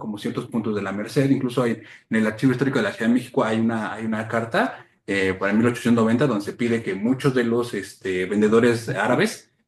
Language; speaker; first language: Spanish; native; Spanish